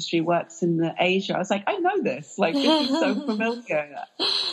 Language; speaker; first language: English; native; English